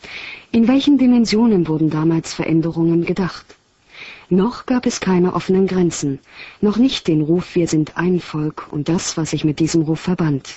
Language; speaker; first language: German; native; German